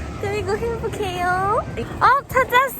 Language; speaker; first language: Korean; non-native, learner; Chinese